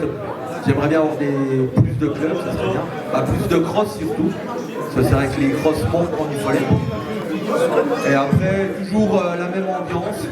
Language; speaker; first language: French; native; French